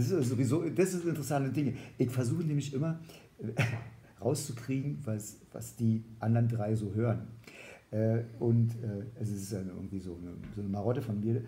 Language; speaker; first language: German; native; German